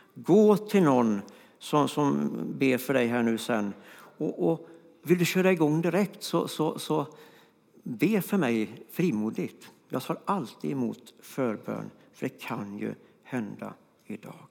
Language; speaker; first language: Swedish; native; Swedish